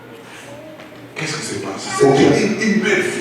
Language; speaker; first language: French; non-native, local second language; Lingala